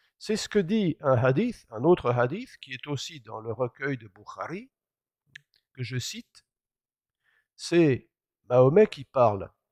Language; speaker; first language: French; native; French